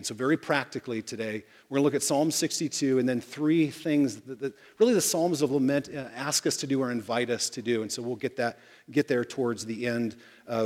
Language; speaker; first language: English; native; English